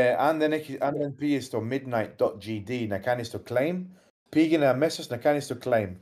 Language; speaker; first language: Greek; early bilingual, heritage; English